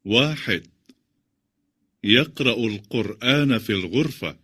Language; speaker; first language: Arabic; non-native, learner; Indonesian